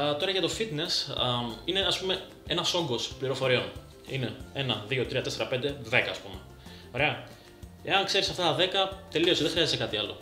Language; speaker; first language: Greek; early bilingual, other home language; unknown